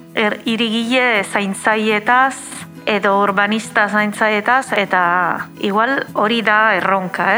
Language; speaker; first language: Basque; non-native, fluent; Italian